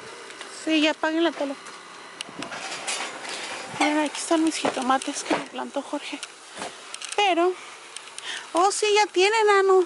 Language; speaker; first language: Spanish; native; Spanish